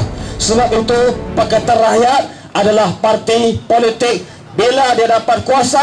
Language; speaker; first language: Malay; native; Malay